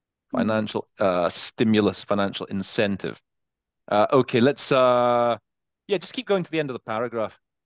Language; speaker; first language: English; native; English